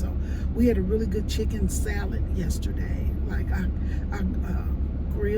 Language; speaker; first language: English; native; English